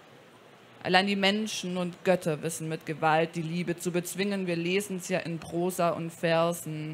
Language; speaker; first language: German; native; German